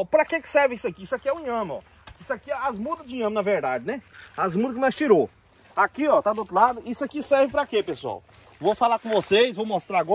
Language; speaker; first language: Portuguese; native; Portuguese